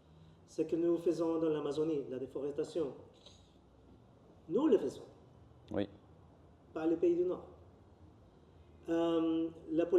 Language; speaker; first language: French; non-native, learner; Spanish